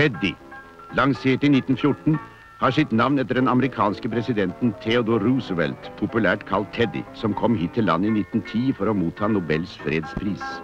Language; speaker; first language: Norwegian; native; Norwegian